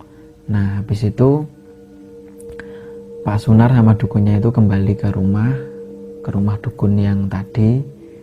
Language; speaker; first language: Indonesian; native; Indonesian